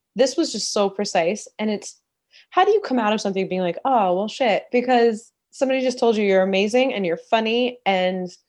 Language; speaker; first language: English; native; English